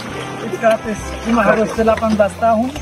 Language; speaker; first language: Indonesian; non-native, learner; German